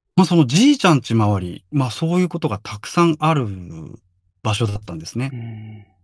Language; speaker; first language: Japanese; native; Japanese